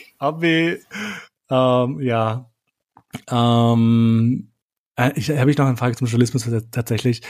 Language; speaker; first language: German; early bilingual, other home language; Albanian